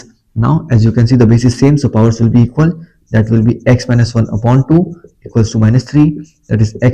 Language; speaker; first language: English; non-native, local second language; Hindi